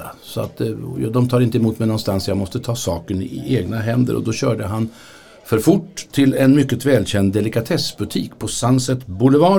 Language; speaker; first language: Swedish; native; Swedish